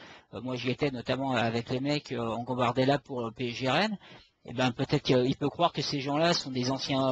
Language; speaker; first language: French; native; French